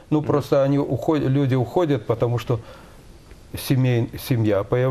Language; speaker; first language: Russian; native; Russian